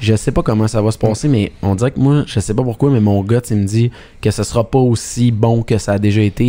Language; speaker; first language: French; native; French